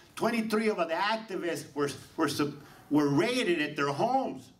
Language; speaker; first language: English; native; English